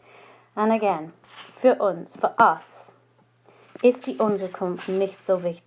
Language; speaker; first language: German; non-native, fluent; English